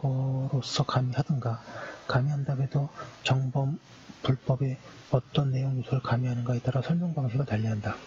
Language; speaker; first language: Korean; native; Korean